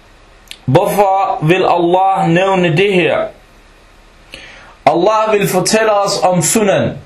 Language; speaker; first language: Danish; early bilingual, other home language; Arabic